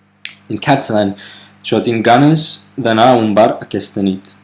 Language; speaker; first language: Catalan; non-native, learner; English